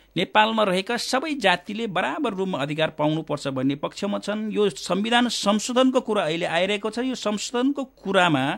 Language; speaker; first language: Nepali; non-native, local second language; Eastern Tamang